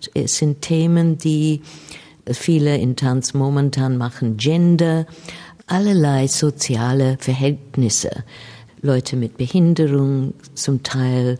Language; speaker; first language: German; non-native, fluent; English